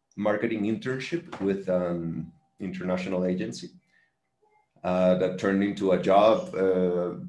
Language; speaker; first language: English; non-native, fluent; Spanish